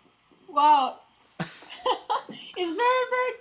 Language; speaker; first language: English; non-native, learner; Portuguese